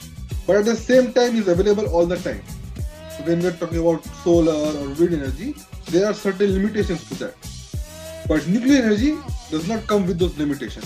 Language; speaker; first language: English; non-native, local second language; Bangla